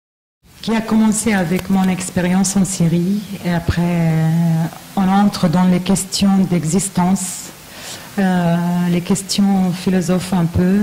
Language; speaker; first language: French; non-native, learner; Arabic